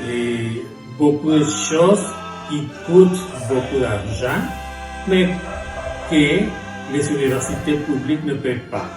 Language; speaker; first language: French; non-native, fluent; Spanish